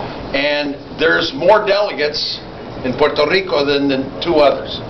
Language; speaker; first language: English; early bilingual, other home language; Spanish